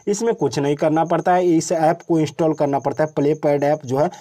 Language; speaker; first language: Hindi; native; Hindi